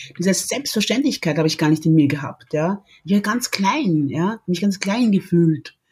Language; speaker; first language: German; early bilingual, other home language; Lingala